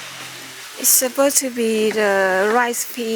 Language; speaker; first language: English; non-native, learner; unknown